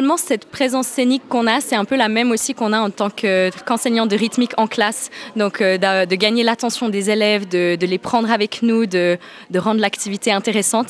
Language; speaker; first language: French; native; French